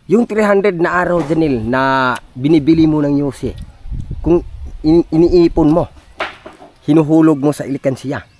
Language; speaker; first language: Filipino; non-native, local second language; Cebuano